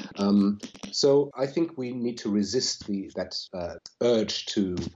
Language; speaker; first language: English; non-native, fluent; German